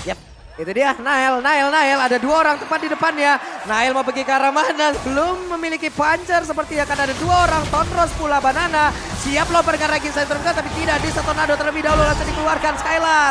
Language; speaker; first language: Indonesian; native; Indonesian